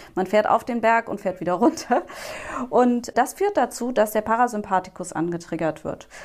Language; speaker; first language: German; native; German